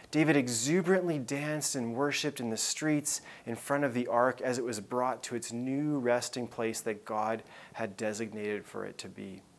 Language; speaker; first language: English; native; English